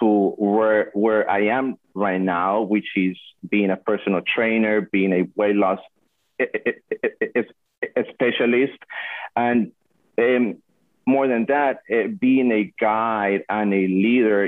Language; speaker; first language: English; non-native, fluent; Spanish